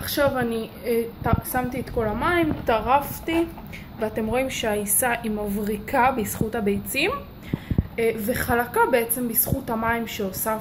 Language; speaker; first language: Hebrew; native; Hebrew